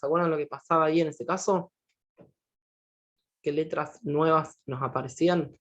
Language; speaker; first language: Spanish; native; Spanish